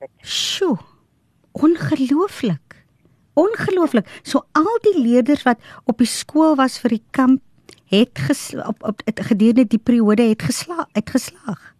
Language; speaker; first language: Afrikaans; native; Afrikaans